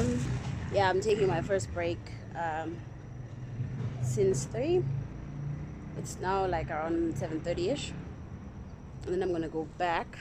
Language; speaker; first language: English; non-native, local second language; Zulu